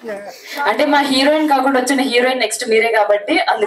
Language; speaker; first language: Telugu; native; Telugu